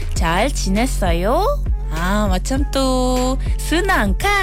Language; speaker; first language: Korean; non-native, learner; Malay